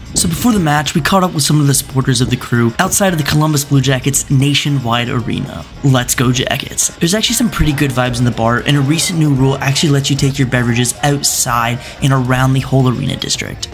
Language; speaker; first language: English; native; English